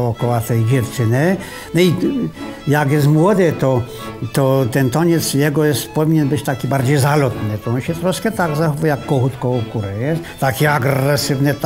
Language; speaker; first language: Polish; native; Polish